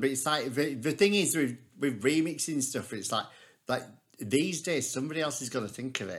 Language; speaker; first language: English; native; English